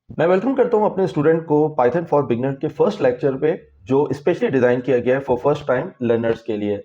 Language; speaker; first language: Urdu; native; Urdu